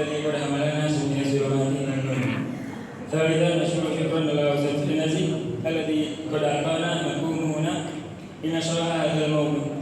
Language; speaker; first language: Arabic; non-native, learner; Indonesian